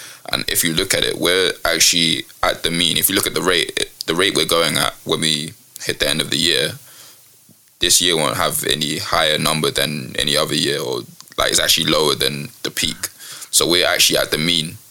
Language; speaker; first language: English; native; English